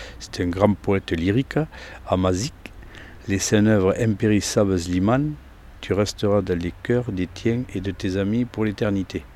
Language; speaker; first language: French; native; French